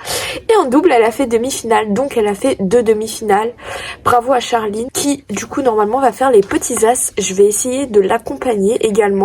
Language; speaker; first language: French; native; French